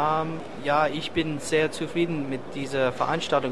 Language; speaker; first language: German; non-native, learner; English